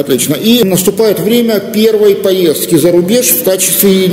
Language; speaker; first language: Russian; native; Russian